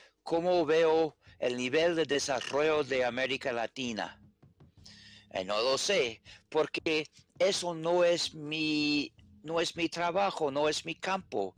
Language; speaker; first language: Spanish; non-native, fluent; English